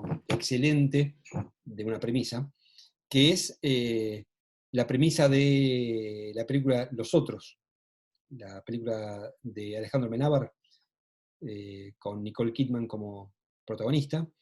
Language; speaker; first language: Spanish; native; Spanish